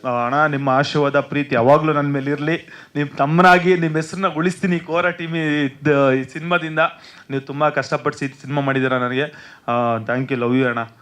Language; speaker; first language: Kannada; native; Kannada